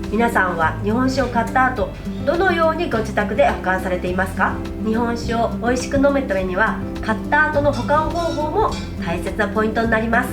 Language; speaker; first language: Japanese; native; Japanese